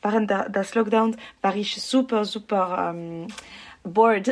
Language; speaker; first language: German; non-native, learner; French